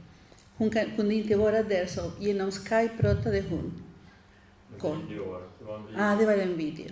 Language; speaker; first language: Swedish; non-native, fluent; Spanish